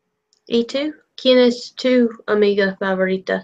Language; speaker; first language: Spanish; non-native, learner; English